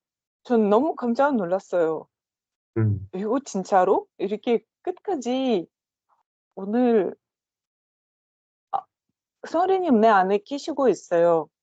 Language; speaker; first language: Korean; non-native, learner; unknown